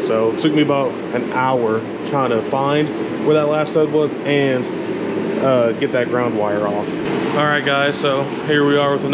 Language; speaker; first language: English; native; English